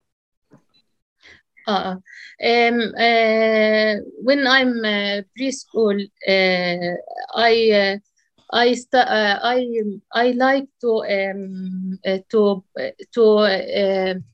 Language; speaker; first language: English; non-native, learner; Arabic